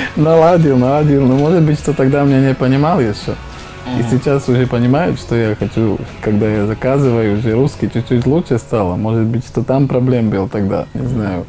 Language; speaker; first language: Russian; non-native, learner; Slovak